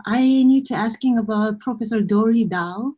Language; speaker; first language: English; non-native, learner; Korean